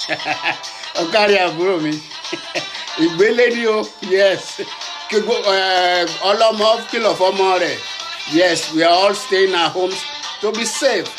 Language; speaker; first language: English; non-native, local second language; Yoruba